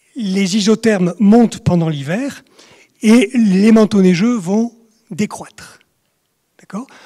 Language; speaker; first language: French; native; French